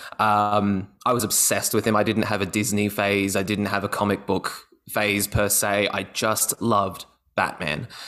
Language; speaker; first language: English; native; English